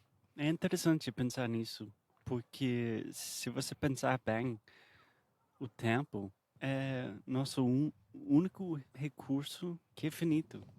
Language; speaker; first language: Portuguese; non-native, fluent; English